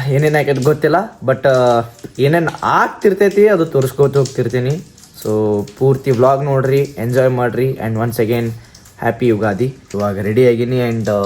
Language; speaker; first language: Kannada; native; Kannada